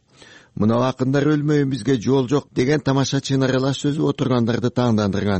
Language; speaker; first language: Kyrgyz; native; Kyrgyz